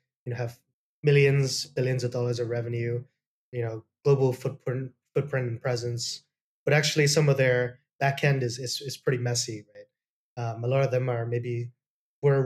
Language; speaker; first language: English; non-native, local second language; Cantonese